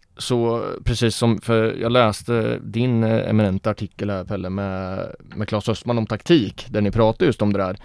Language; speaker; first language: Swedish; native; Swedish